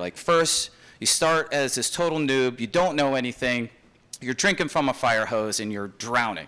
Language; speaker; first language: English; native; English